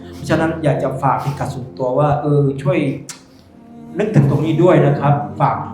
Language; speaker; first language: Thai; non-native, local second language; Pattani Malay